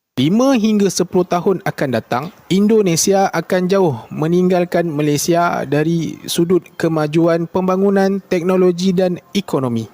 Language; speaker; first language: Malay; native; Malay